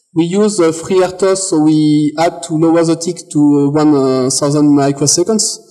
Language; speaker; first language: English; non-native, fluent; French